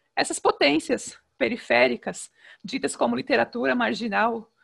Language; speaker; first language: Portuguese; native; Portuguese